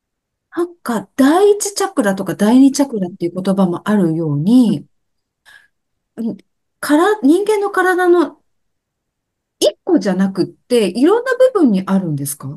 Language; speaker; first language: Japanese; native; Japanese